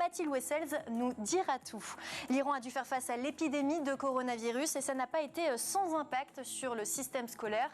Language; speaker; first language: French; native; French